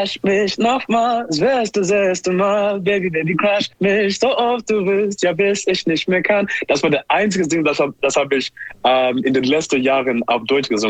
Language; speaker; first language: German; non-native, learner; English